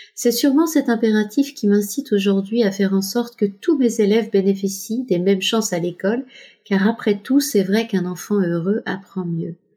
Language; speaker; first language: French; native; French